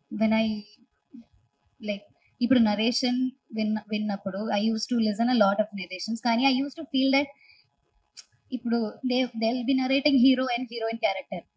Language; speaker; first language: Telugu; non-native, learner; Malayalam